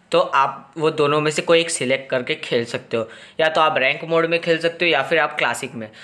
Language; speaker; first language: Hindi; non-native, local second language; Gujarati